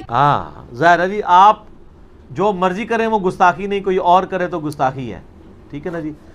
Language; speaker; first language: Urdu; non-native, local second language; Punjabi